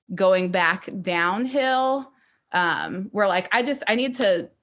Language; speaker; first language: English; native; English